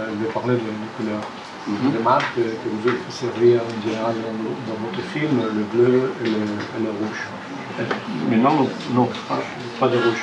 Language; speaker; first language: French; non-native, fluent; Spanish